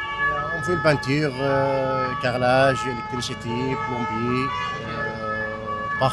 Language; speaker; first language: French; non-native, fluent; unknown